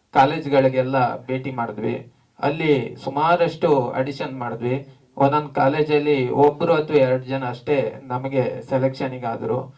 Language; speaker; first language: Kannada; native; Kannada